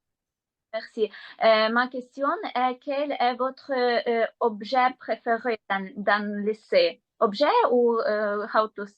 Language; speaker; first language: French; non-native, learner; Ukrainian